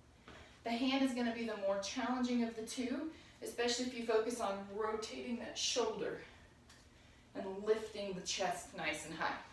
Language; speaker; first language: English; native; English